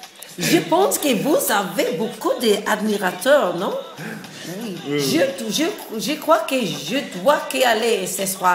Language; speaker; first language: French; non-native, learner; English